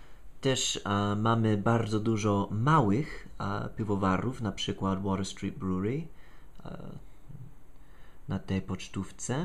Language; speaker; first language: Polish; non-native, fluent; English